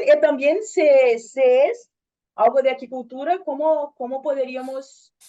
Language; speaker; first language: Spanish; non-native, learner; Portuguese